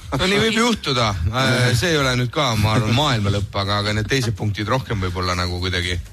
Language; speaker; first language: Estonian; native; Estonian